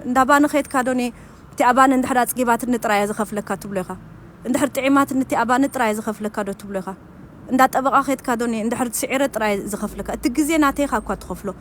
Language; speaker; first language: Tigrinya; early bilingual, heritage; German